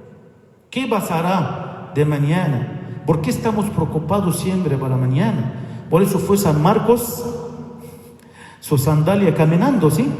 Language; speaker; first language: Spanish; non-native, fluent; Arabic